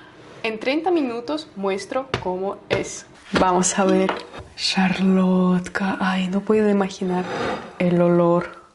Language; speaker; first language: Spanish; non-native, learner; Russian